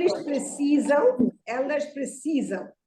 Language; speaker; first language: Portuguese; non-native, fluent; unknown